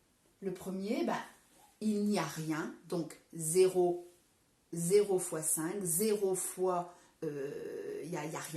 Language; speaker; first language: French; native; French